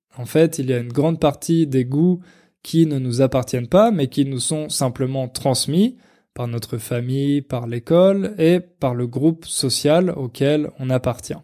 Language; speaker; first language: French; native; French